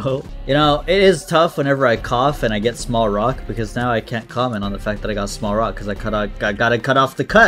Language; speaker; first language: English; native; English